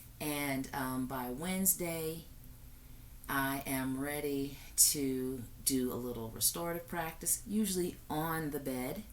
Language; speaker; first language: English; native; English